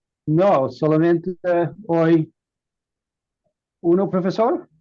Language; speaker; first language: Spanish; non-native, learner; English